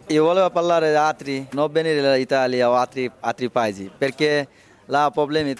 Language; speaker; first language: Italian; non-native, learner; Bangla